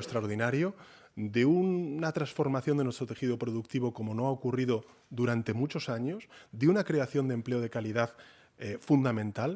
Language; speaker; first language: Spanish; native; Spanish